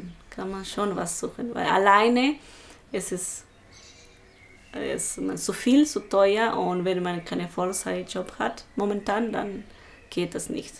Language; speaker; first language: German; non-native, learner; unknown